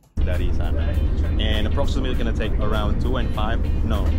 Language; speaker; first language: English; non-native, fluent; Indonesian